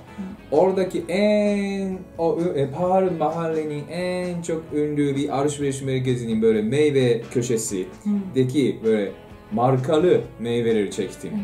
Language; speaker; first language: Turkish; non-native, fluent; Japanese